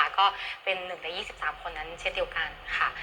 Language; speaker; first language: Thai; native; Thai